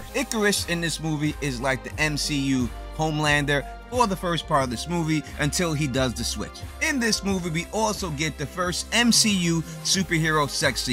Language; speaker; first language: English; native; English